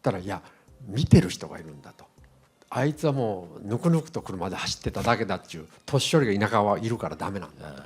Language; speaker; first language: Japanese; native; Japanese